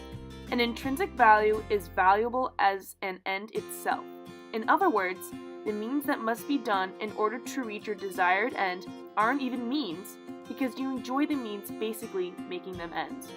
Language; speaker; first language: English; native; English